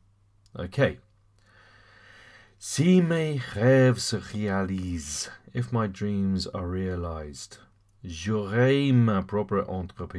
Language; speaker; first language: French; non-native, fluent; English